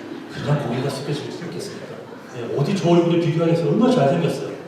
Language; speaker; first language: Korean; native; Korean